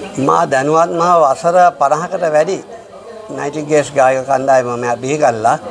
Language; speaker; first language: Sinhala; native; Sinhala